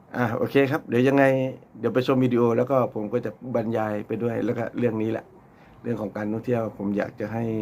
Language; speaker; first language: Thai; native; Thai